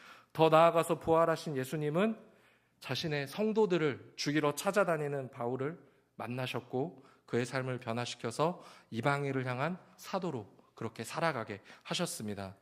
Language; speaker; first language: Korean; native; Korean